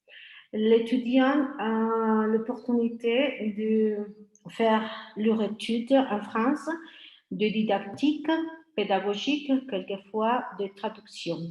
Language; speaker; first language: French; non-native, fluent; Spanish